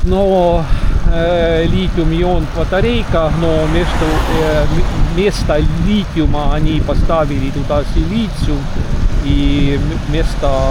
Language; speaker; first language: Russian; non-native, local second language; Estonian